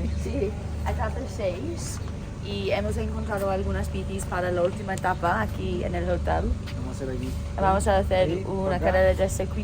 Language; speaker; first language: Spanish; non-native, fluent; English